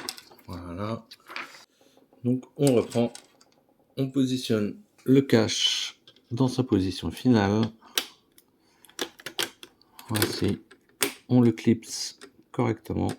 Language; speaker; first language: French; native; French